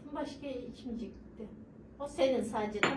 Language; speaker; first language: Turkish; non-native, fluent; Kyrgyz